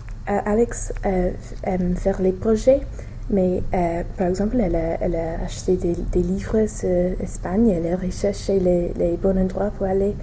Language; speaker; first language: French; non-native, learner; English